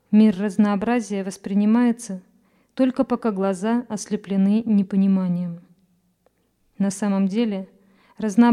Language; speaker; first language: Russian; native; Russian